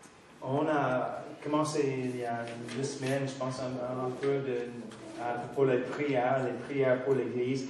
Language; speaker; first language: French; non-native, fluent; English